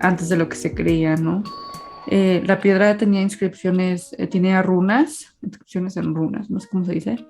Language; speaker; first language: Spanish; native; Spanish